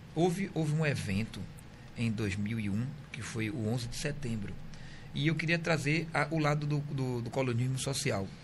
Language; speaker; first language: Portuguese; native; Portuguese